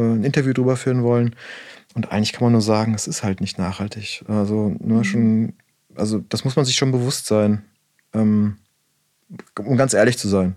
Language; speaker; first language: German; native; German